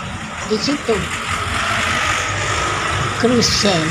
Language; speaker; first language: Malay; non-native, local second language; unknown